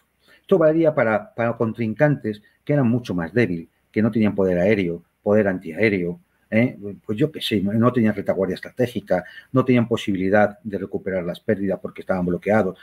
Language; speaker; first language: Spanish; native; Spanish